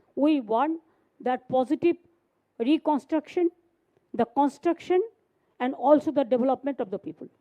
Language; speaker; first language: English; non-native, local second language; Bangla